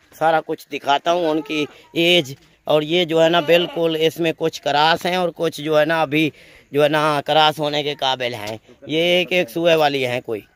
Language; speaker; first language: Urdu; non-native, local second language; Punjabi